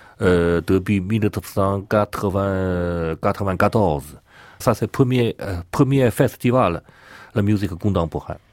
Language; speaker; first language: French; non-native, learner; Chinese